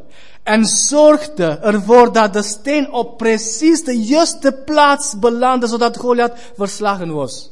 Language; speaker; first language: Dutch; non-native, fluent; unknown